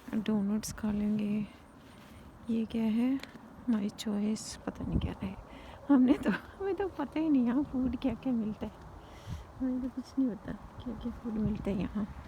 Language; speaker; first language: Hindi; native; Hindi